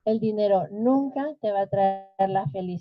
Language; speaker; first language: Spanish; native; Spanish